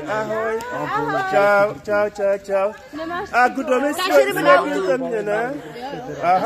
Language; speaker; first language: Czech; non-native, learner; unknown